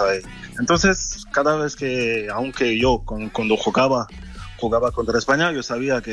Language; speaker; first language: Spanish; non-native, fluent; French